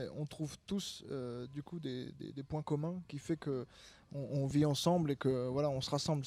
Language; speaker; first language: French; native; French